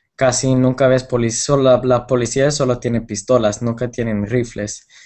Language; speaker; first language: Spanish; non-native, fluent; English